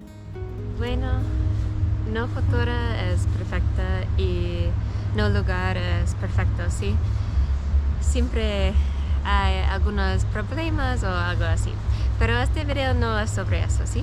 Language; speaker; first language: Spanish; non-native, learner; English